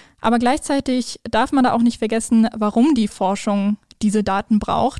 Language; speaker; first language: German; native; German